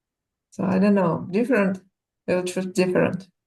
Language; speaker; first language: English; non-native, learner; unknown